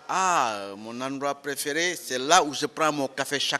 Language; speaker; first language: French; non-native, local second language; Wolof